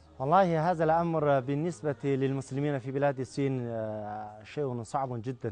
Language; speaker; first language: Arabic; non-native, fluent; Chinese